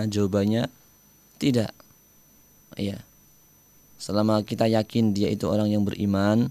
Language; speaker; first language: Indonesian; native; Indonesian